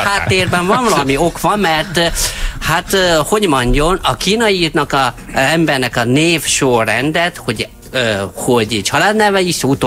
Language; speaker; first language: Hungarian; non-native, learner; Chinese